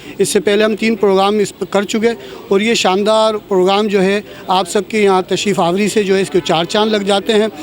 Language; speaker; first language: Urdu; native; Urdu